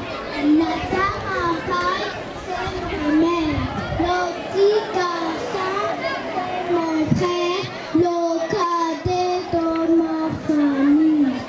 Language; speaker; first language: French; non-native, learner; Kinyarwanda